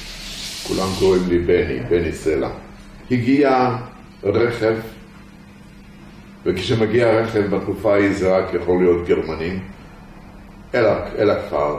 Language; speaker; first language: Hebrew; early bilingual, other home language; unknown